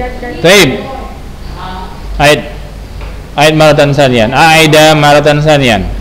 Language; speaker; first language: Arabic; non-native, fluent; Indonesian